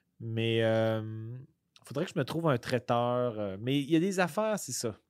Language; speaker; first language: French; native; French